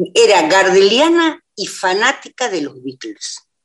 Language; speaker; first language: Spanish; native; Spanish